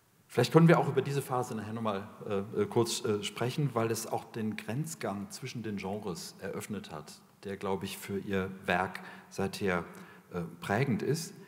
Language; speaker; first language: German; native; German